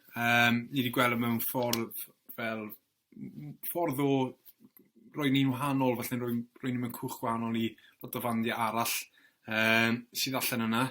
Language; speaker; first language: Welsh; native; Welsh